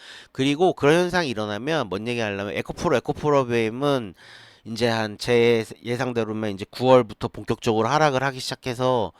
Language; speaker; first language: Korean; native; Korean